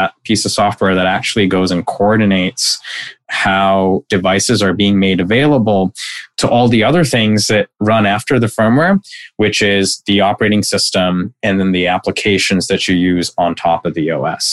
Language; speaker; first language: English; non-native, local second language; Bangla